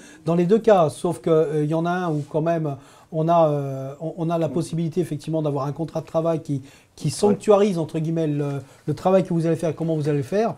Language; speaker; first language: French; native; French